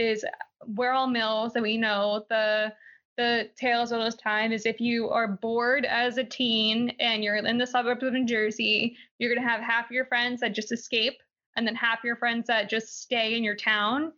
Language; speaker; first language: English; native; English